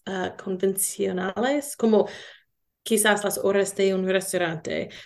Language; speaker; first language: Spanish; non-native, learner; English